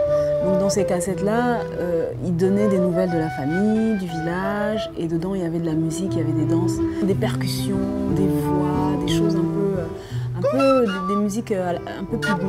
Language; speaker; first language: French; non-native, local second language; Lingala